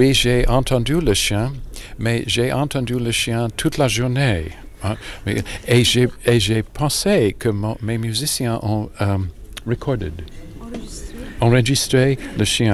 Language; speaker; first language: French; non-native, learner; English